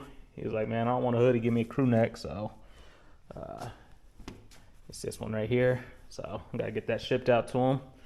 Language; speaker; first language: English; native; English